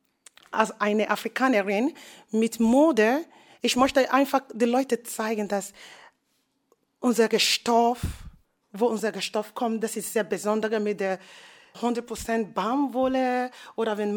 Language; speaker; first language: German; non-native, learner; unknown